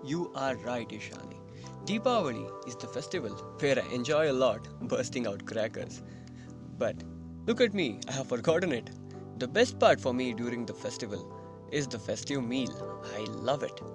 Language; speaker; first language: English; non-native, local second language; Kannada